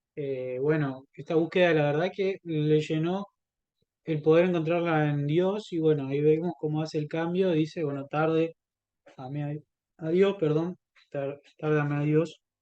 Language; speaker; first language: Spanish; native; Spanish